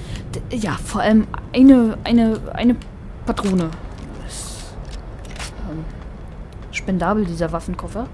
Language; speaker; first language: German; native; German